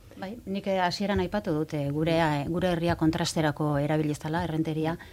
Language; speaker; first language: Basque; native; Basque